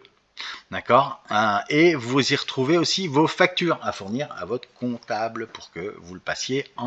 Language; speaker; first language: French; native; French